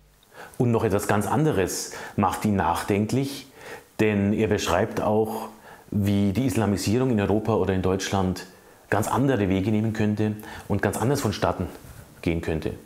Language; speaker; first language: German; native; German